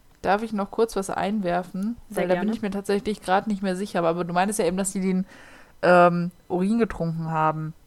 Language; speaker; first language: German; native; German